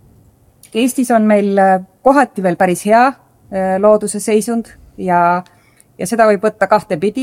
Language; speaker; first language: Estonian; native; Estonian